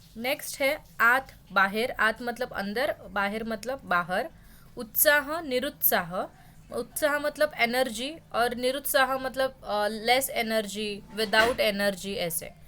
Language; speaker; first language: Hindi; non-native, local second language; Marathi